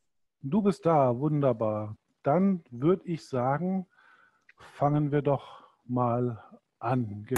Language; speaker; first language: German; native; German